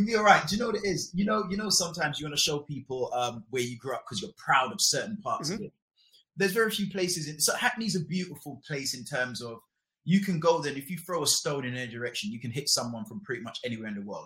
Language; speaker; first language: English; native; English